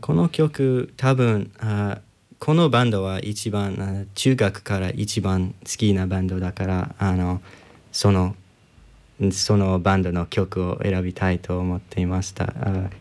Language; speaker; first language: Japanese; non-native, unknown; English